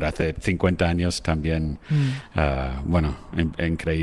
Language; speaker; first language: Spanish; non-native, fluent; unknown